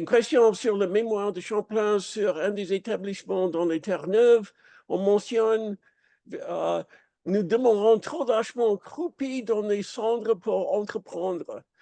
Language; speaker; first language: French; non-native, fluent; English